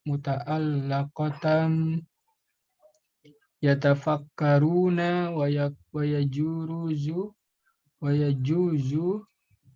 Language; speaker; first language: Arabic; non-native, learner; Indonesian